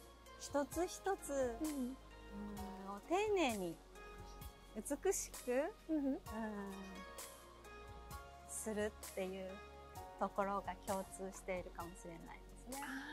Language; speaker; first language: Japanese; native; Japanese